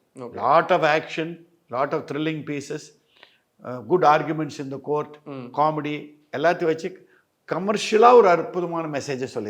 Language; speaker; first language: Tamil; native; Tamil